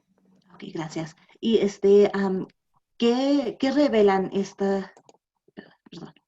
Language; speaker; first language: Spanish; early bilingual, other home language; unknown